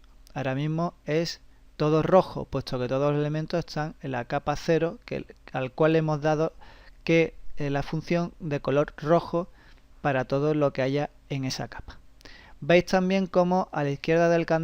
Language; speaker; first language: Spanish; native; Spanish